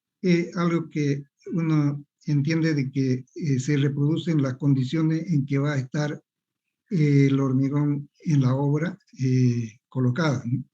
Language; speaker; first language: Spanish; native; Spanish